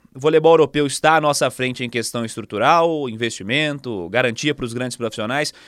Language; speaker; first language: Portuguese; native; Portuguese